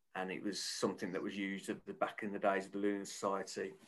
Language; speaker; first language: English; native; English